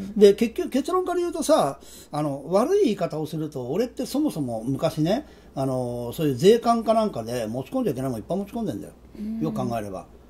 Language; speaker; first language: Japanese; native; Japanese